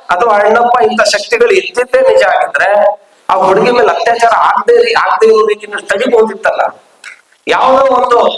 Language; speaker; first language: Kannada; non-native, local second language; Lambadi